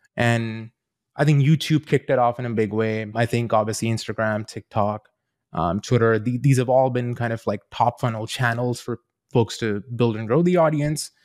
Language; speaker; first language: English; native; English